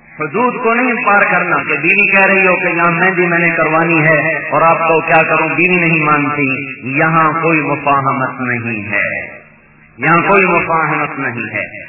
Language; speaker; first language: Urdu; non-native, local second language; Punjabi